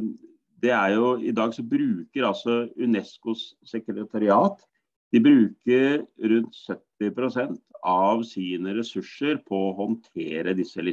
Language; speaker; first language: Norwegian; native; Norwegian